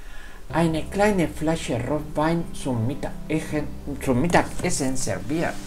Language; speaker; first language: German; non-native, fluent; Spanish